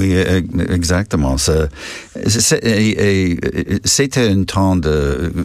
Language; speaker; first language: French; non-native, learner; English